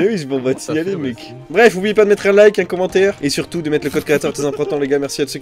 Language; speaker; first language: French; native; French